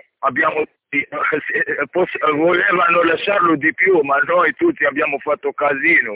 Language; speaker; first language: Italian; non-native, learner; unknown